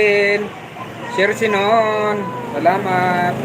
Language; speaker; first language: Filipino; native; Filipino